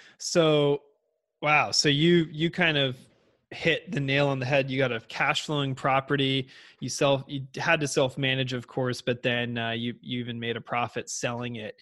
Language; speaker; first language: English; native; English